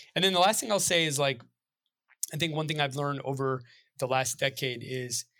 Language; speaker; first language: English; native; English